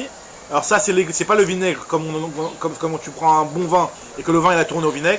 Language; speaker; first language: French; native; French